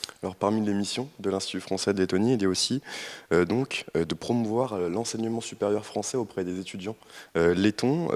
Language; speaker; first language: French; native; French